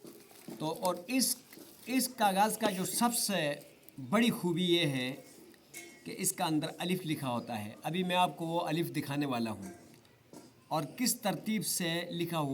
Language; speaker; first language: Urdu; non-native, local second language; Shina